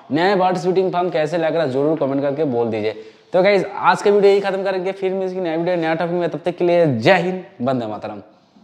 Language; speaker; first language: Hindi; non-native, local second language; Bangla